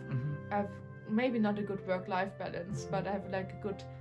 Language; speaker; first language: English; non-native, fluent; German